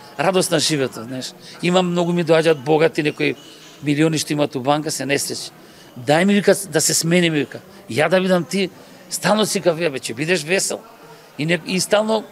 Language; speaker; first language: Macedonian; early bilingual, other home language; Croatian